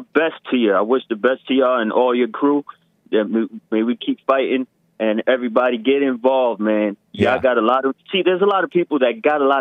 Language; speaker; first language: English; native; English